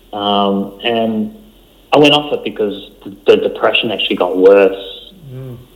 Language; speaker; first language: English; early bilingual, other home language; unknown